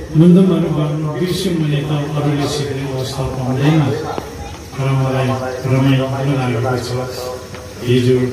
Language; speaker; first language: Nepali; non-native, local second language; Limbu